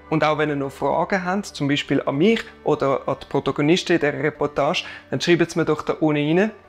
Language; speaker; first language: German; native; German